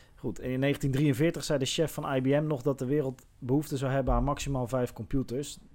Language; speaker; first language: Dutch; native; Dutch